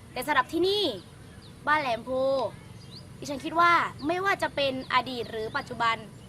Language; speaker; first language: Thai; native; Thai